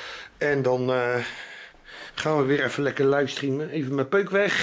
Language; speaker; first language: Dutch; native; Dutch